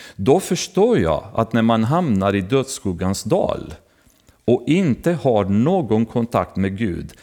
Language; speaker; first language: Swedish; non-native, fluent; Romanian